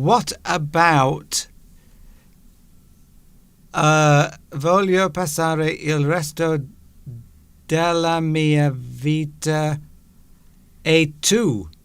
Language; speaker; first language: Italian; non-native, learner; English